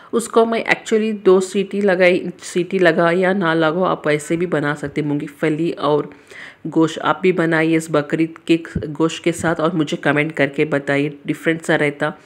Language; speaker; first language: Hindi; native; Hindi